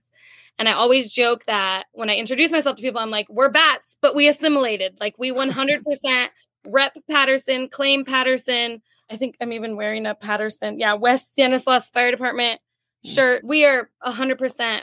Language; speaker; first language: English; native; English